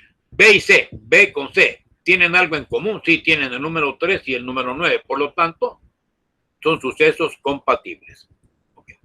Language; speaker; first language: Spanish; native; Spanish